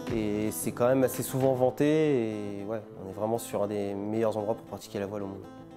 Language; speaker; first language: French; native; French